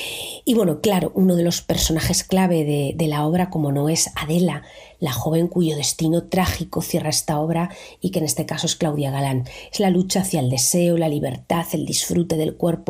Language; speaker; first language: Spanish; native; Spanish